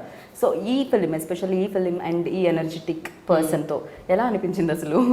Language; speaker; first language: Telugu; native; Telugu